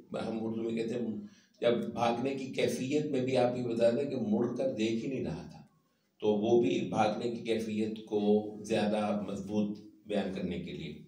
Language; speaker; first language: Urdu; non-native, local second language; Punjabi